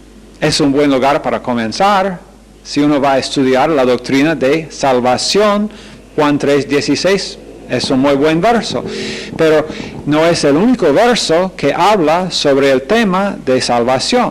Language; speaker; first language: Spanish; non-native, fluent; English